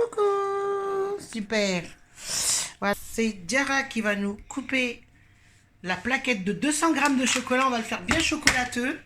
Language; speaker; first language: French; native; French